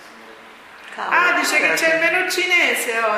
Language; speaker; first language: Italian; native; Italian